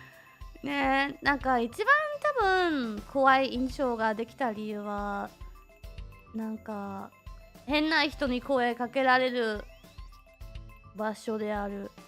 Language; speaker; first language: Japanese; non-native, fluent; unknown